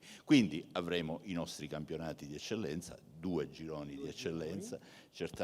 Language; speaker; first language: Italian; native; Italian